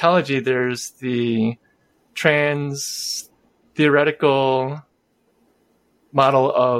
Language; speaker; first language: English; native; English